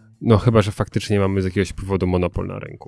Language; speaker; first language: Polish; native; Polish